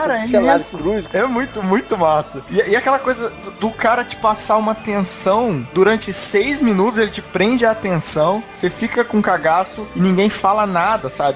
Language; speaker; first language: Portuguese; native; Portuguese